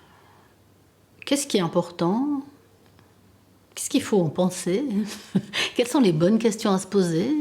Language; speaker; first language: French; early bilingual, other home language; Italian